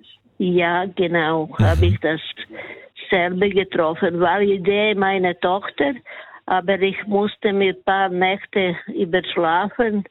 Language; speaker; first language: German; non-native, learner; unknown